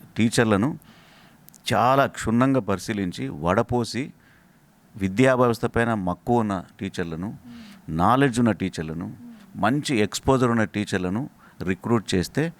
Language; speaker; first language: Telugu; native; Telugu